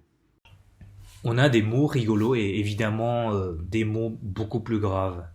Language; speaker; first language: French; non-native, fluent; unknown